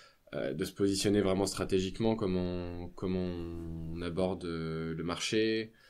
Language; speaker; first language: French; native; French